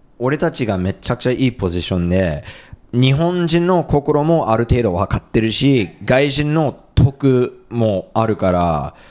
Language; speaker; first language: Japanese; non-native, fluent; English